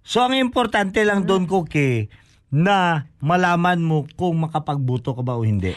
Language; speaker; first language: Filipino; non-native, local second language; Hiligaynon